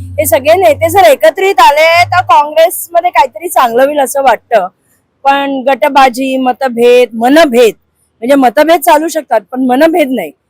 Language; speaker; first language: Marathi; non-native, local second language; Hindi